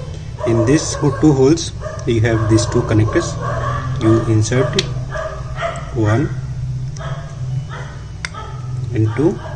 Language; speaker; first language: English; non-native, local second language; Hindi